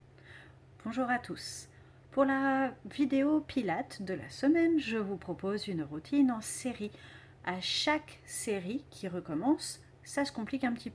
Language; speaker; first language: French; native; French